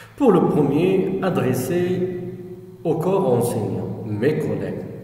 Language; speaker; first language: French; non-native, local second language; Arabic